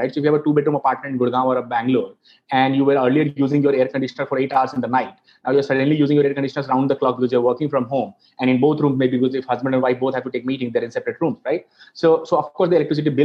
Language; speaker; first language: English; non-native, local second language; Hindi